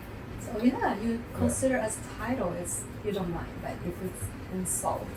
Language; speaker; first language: English; non-native, learner; Japanese